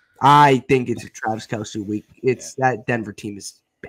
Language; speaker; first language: English; native; English